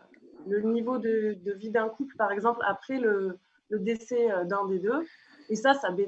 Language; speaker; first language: French; native; French